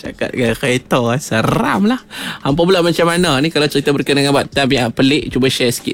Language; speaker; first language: Malay; native; Malay